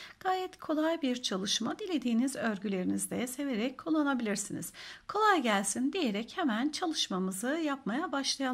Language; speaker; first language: Turkish; native; Turkish